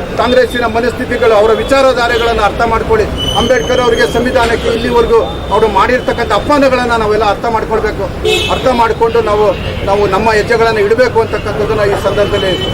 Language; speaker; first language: Kannada; native; Kannada